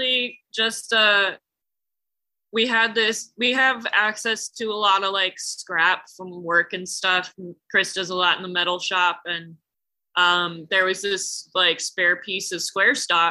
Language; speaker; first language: English; native; English